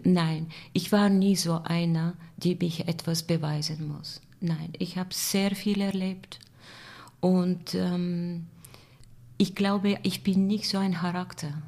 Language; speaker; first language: German; non-native, fluent; Bulgarian